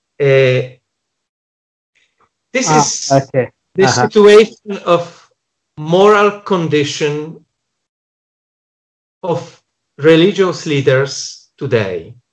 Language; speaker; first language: English; non-native, fluent; Polish